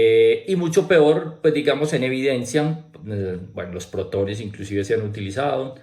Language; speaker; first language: Spanish; native; Spanish